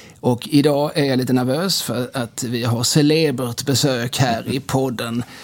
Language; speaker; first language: Swedish; native; Swedish